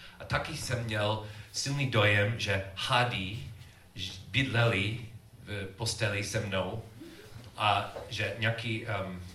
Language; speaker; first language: Czech; non-native, learner; English